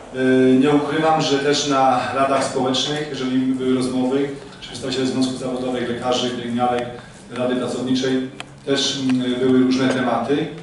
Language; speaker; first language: Polish; native; Polish